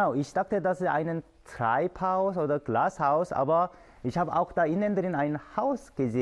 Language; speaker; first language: German; non-native, learner; Korean